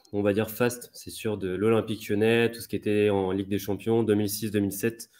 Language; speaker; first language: French; native; French